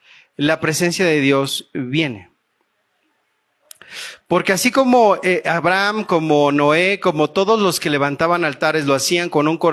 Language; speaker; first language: Spanish; native; Spanish